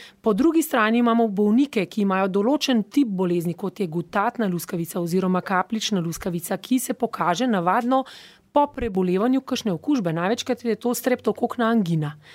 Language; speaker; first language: Slovenian; native; Slovenian